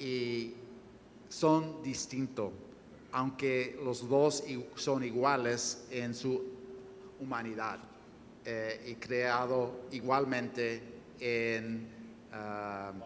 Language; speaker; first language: Spanish; non-native, fluent; English